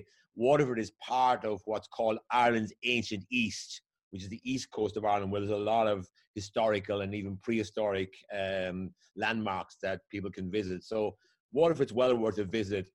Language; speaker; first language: English; native; English